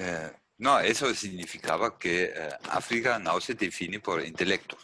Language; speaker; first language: Portuguese; non-native, learner; German